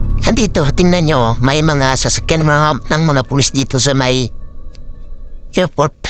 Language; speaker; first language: Filipino; non-native, local second language; Cebuano